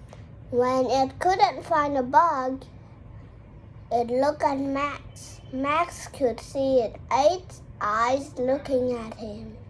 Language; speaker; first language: English; non-native, learner; Vietnamese